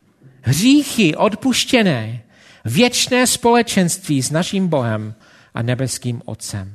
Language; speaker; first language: Czech; non-native, fluent; English